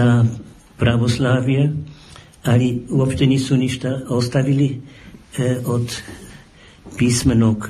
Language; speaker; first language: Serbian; non-native, fluent; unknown